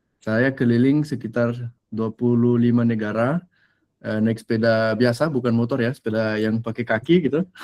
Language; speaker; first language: Indonesian; non-native, fluent; French